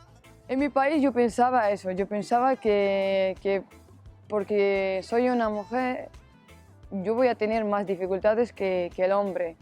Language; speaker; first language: Spanish; non-native, learner; Arabic